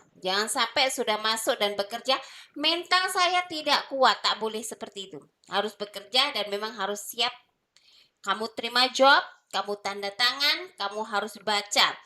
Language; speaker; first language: Indonesian; native; Indonesian